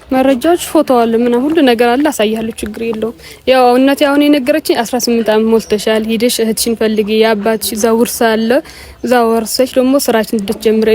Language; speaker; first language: Amharic; non-native, local second language; Tigrinya